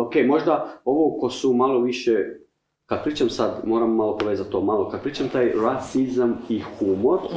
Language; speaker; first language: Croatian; non-native, learner; Albanian